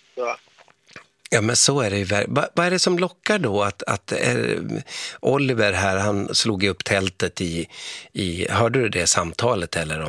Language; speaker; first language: Swedish; native; Swedish